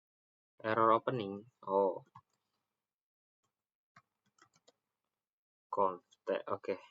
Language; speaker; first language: English; non-native, learner; Indonesian